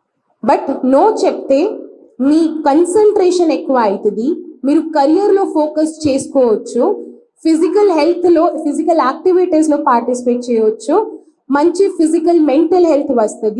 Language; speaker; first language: Telugu; non-native, fluent; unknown